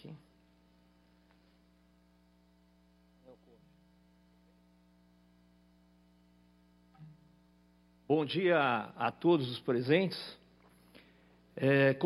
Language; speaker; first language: Portuguese; native; Portuguese